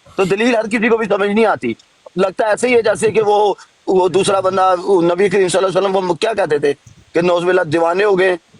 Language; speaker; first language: Urdu; non-native, local second language; Punjabi